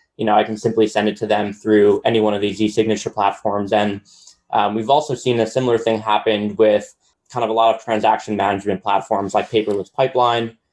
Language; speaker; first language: English; native; English